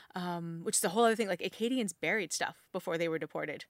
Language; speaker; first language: English; native; English